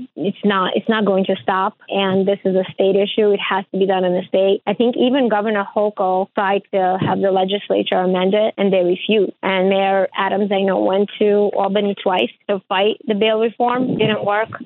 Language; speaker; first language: English; early bilingual, other home language; Ukrainian